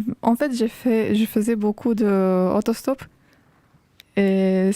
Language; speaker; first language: French; non-native, fluent; Romanian